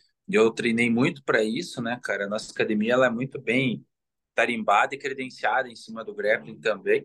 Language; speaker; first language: Portuguese; native; Portuguese